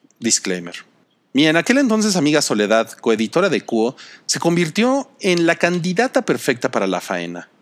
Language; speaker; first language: Spanish; native; Spanish